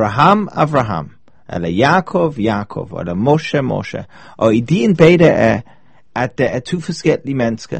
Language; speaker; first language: Danish; non-native, fluent; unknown